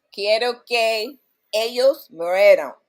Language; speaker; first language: Spanish; non-native, learner; English